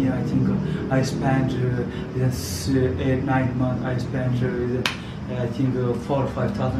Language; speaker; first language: English; non-native, learner; Persian